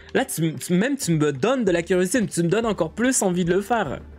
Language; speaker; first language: French; native; French